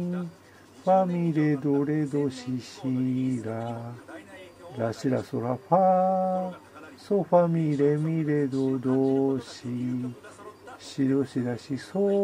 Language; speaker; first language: Japanese; native; Japanese